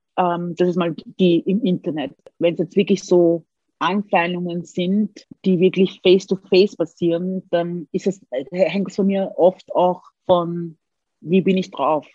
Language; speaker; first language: German; early bilingual, other home language; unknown